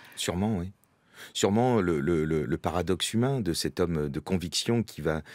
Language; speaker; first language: French; native; French